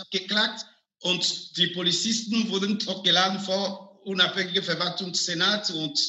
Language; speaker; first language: German; non-native, fluent; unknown